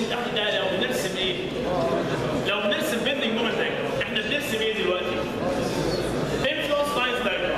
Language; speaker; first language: Arabic; native; Arabic